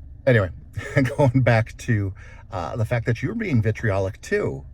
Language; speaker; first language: English; native; English